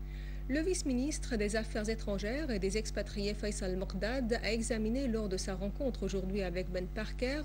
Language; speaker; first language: French; non-native, fluent; Arabic